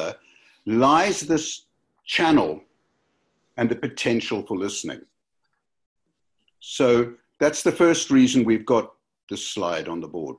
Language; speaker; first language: English; native; English